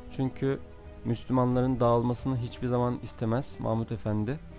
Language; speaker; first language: Turkish; native; Turkish